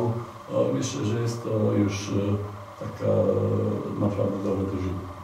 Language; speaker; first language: Polish; non-native, fluent; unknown